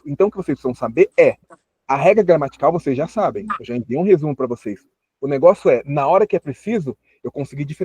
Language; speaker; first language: Portuguese; native; Portuguese